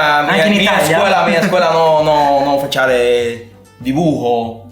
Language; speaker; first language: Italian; non-native, learner; Spanish